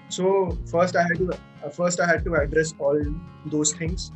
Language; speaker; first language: English; non-native, local second language; Hindi